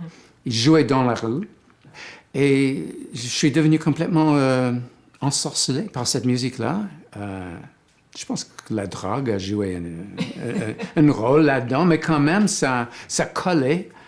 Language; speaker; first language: French; non-native, fluent; English